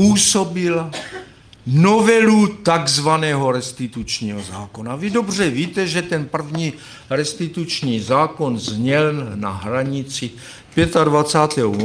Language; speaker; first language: Czech; native; Czech